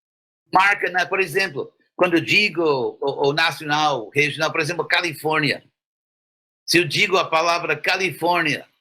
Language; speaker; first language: Portuguese; non-native, fluent; English